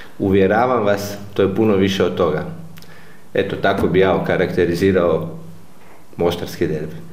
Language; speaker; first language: Croatian; native; Croatian